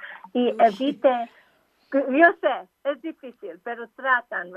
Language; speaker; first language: Spanish; non-native, local second language; English